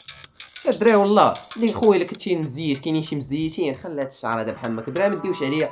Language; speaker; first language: Arabic; native; Arabic